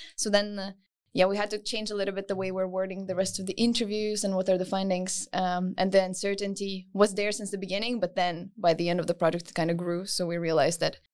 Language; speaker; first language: English; non-native, fluent; Lithuanian